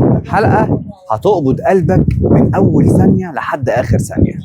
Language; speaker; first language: Arabic; native; Arabic